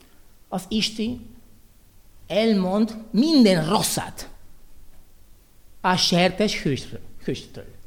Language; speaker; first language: Hungarian; non-native, learner; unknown